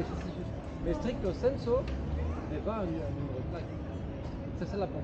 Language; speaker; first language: French; non-native, local second language; Dutch